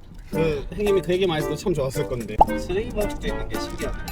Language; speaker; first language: Korean; non-native, learner; Burmese